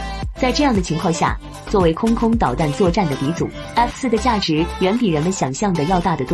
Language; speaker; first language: Chinese; native; Chinese